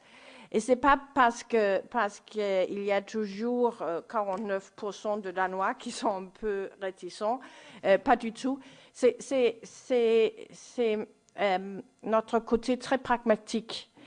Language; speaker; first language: French; non-native, fluent; Danish